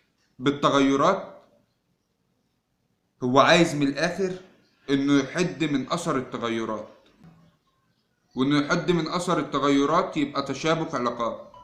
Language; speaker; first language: Arabic; native; Arabic